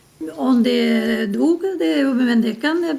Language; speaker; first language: Swedish; non-native, learner; Spanish